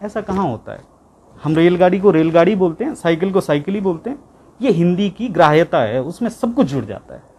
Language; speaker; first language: Hindi; native; Hindi